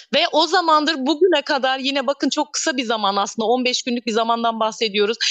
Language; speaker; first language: Turkish; native; Turkish